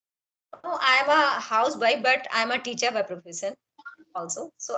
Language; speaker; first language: English; non-native, learner; Hindi